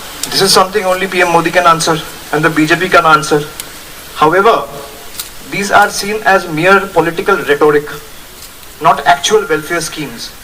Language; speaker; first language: English; non-native, local second language; Bangla